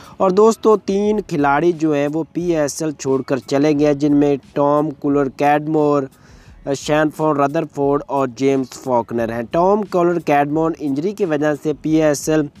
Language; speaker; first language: Urdu; native; Urdu